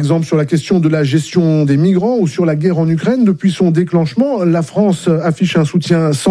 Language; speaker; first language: French; native; French